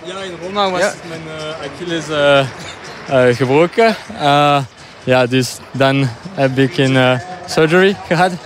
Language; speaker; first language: Dutch; non-native, local second language; French